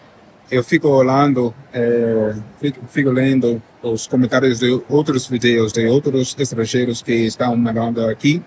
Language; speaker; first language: Portuguese; non-native, fluent; English